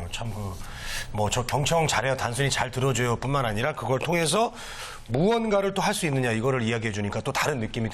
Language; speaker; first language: Korean; native; Korean